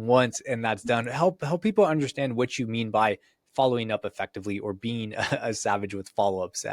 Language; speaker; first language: English; native; English